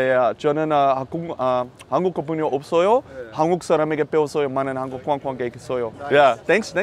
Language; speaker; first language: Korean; non-native, learner; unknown